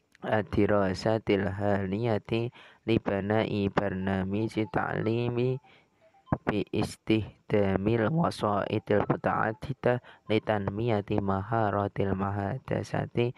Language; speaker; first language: Arabic; non-native, learner; Indonesian